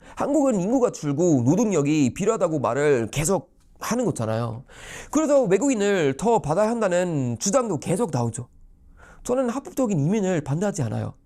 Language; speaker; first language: Korean; non-native, fluent; Swedish